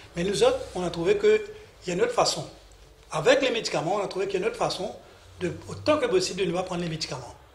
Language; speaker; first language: French; non-native, local second language; Morisyen